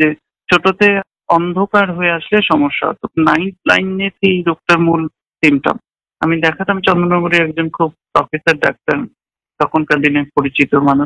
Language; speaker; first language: Bangla; native; Bangla